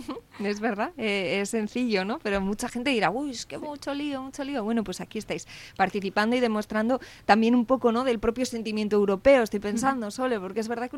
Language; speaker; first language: Spanish; native; Spanish